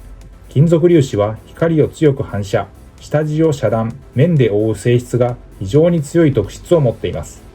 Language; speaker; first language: Japanese; native; Japanese